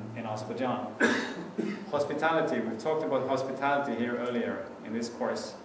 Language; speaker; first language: English; non-native, fluent; Norwegian